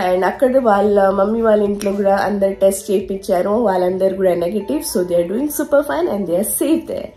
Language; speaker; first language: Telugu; native; Telugu